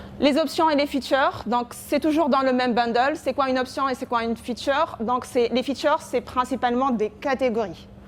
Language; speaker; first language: French; non-native, local second language; Arabic